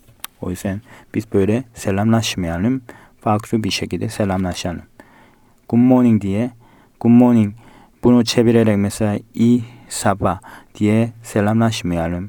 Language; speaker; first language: Turkish; non-native, fluent; Korean